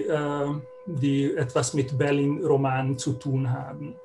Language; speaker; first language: German; non-native, fluent; Hungarian